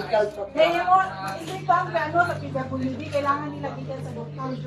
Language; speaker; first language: Filipino; non-native, local second language; Cebuano